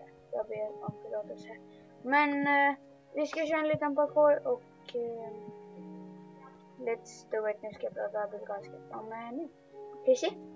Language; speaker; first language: Swedish; early bilingual, other home language; Bulgarian